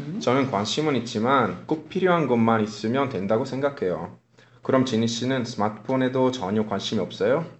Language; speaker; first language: Korean; non-native, fluent; Italian